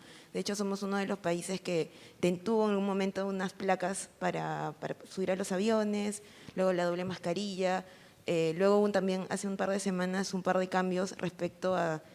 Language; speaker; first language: Spanish; native; Spanish